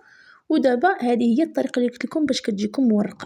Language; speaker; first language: Arabic; native; Arabic